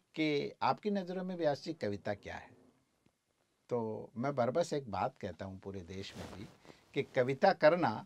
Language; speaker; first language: Hindi; native; Hindi